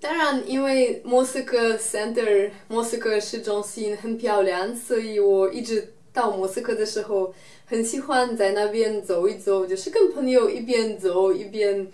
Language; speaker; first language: Chinese; non-native, fluent; Russian